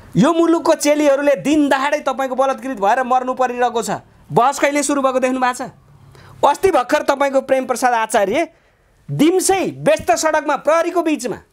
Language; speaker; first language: Nepali; native; Nepali